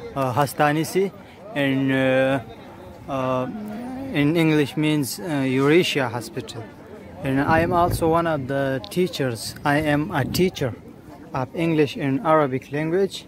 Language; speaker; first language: English; non-native, fluent; Pashto